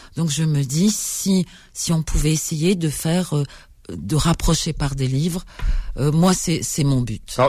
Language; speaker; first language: French; native; French